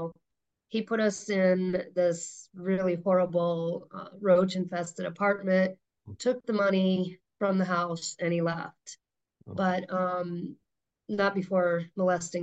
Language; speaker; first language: English; native; English